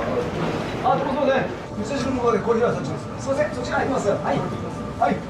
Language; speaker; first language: Japanese; native; Japanese